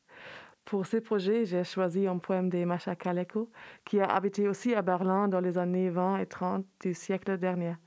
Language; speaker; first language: French; non-native, fluent; German